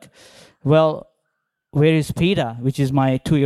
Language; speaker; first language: English; non-native, local second language; Telugu